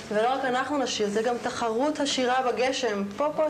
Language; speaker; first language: Hebrew; native; Hebrew